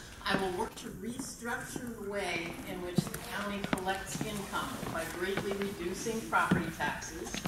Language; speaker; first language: English; early bilingual, other home language; Spanish